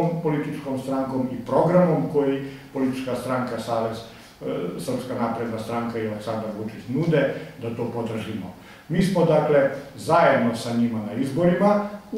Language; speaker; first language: Serbian; native; Serbian